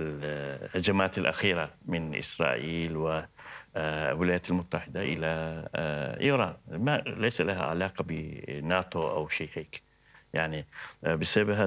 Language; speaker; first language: Arabic; non-native, fluent; Turkish